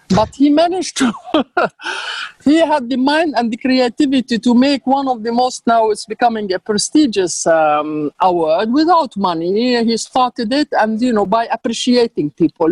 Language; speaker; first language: English; non-native, fluent; Arabic